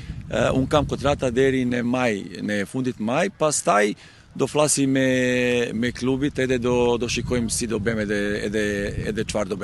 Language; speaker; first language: Albanian; non-native, learner; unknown